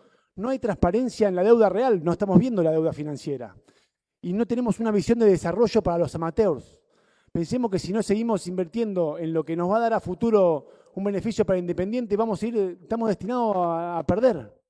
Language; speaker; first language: Spanish; native; Spanish